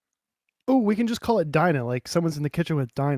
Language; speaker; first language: English; native; English